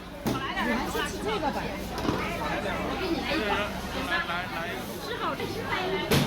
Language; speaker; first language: Chinese; non-native, local second language; Korean